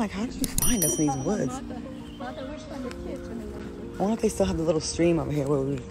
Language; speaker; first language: English; native; English